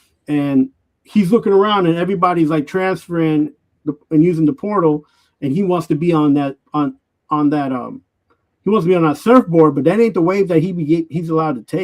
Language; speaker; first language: English; native; English